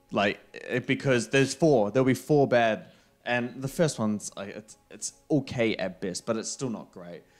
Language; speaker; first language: English; native; English